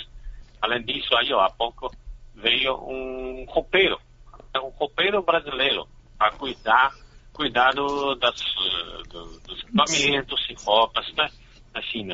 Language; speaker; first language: Portuguese; non-native, fluent; Chinese